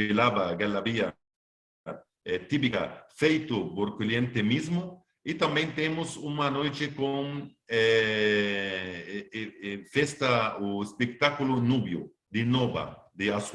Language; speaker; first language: Portuguese; non-native, fluent; Arabic